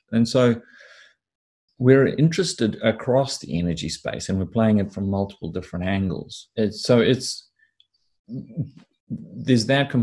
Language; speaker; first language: English; native; English